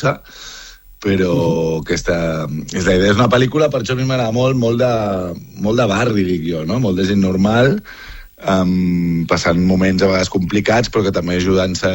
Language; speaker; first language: Catalan; native; Catalan